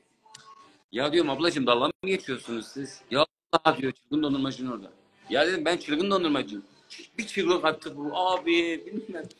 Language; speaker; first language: Turkish; native; Turkish